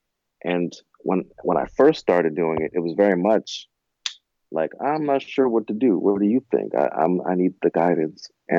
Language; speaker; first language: English; native; English